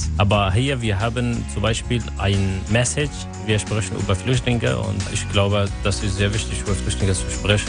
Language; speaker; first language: German; non-native, fluent; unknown